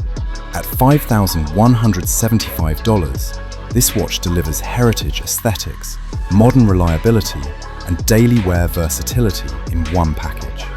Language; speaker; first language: English; native; English